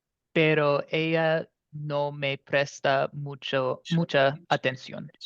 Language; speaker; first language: Spanish; non-native, learner; English